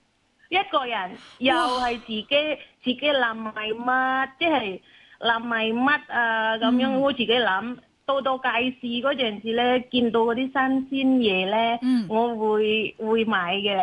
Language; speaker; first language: Cantonese; non-native, local second language; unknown